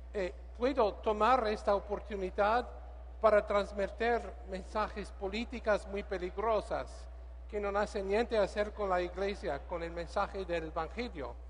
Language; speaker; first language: Spanish; non-native, learner; English